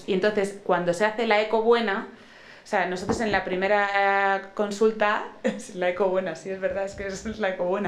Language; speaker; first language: Spanish; native; Spanish